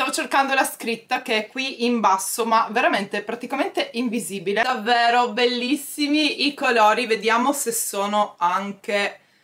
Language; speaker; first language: Italian; native; Italian